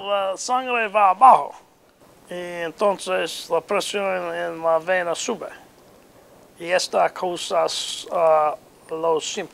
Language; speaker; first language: Spanish; non-native, learner; English